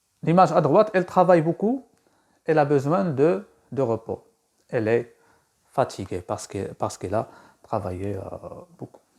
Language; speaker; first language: French; non-native, local second language; Arabic